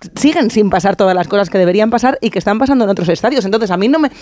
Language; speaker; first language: Spanish; native; Spanish